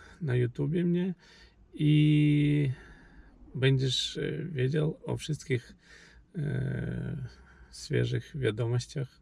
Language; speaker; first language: Polish; non-native, learner; Ukrainian